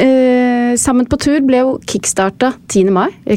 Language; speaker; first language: Norwegian; native; Norwegian